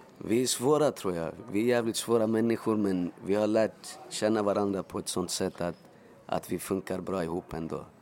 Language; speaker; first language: Swedish; early bilingual, other home language; Spanish